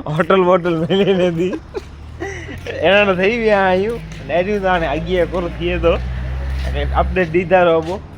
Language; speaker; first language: Gujarati; non-native, local second language; Kachhi